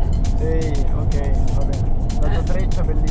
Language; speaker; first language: Italian; early bilingual, heritage; French